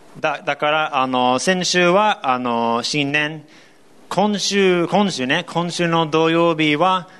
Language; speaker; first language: Japanese; non-native, fluent; English